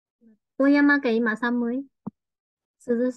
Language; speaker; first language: Japanese; non-native, fluent; Vietnamese